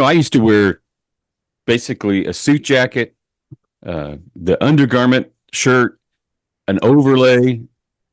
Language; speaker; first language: English; native; English